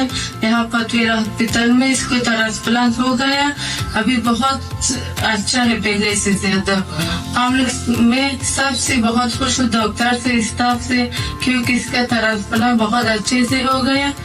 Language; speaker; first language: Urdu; non-native, learner; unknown